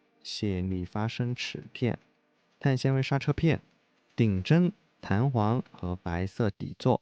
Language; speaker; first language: Chinese; native; Chinese